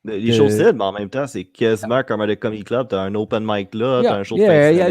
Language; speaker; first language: French; native; French